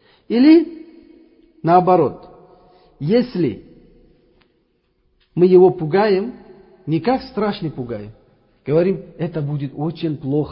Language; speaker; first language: Russian; non-native, learner; Uzbek